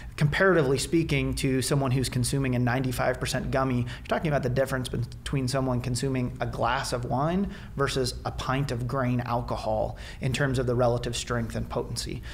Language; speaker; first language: English; native; English